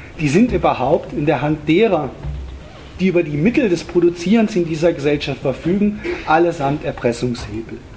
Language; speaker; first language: German; native; German